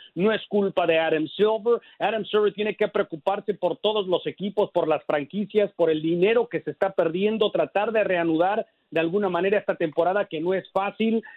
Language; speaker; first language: Spanish; early bilingual, heritage; Spanish